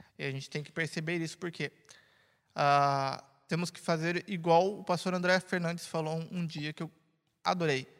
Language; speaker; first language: Portuguese; native; Portuguese